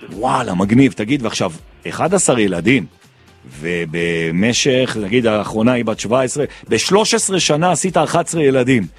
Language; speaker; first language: Hebrew; native; Hebrew